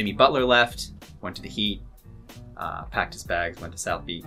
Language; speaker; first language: English; native; English